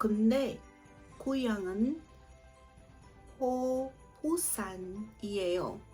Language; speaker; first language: Korean; non-native, learner; English